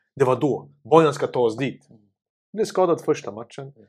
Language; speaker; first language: Swedish; early bilingual, other home language; Serbian